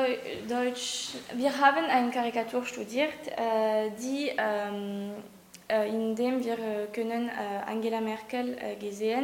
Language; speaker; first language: German; non-native, learner; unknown